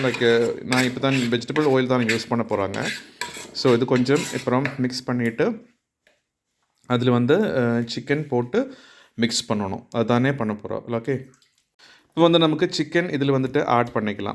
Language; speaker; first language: Tamil; non-native, learner; Malayalam